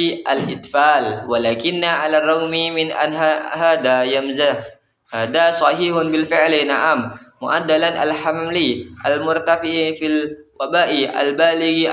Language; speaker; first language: Arabic; non-native, learner; Indonesian